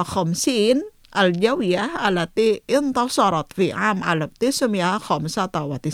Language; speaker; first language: Arabic; non-native, fluent; Indonesian